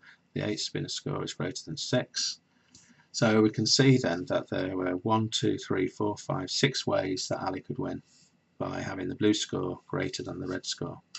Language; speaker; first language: English; native; English